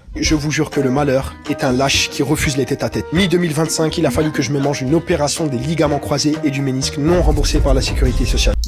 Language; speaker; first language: French; non-native, local second language; Arabic